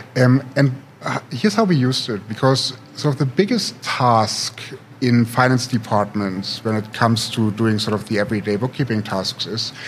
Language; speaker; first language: English; non-native, fluent; German